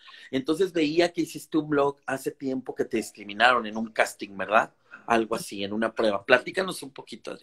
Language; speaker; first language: Spanish; native; Spanish